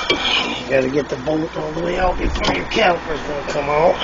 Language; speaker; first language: English; native; English